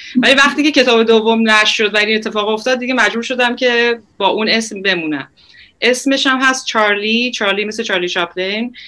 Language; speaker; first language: Persian; native; Persian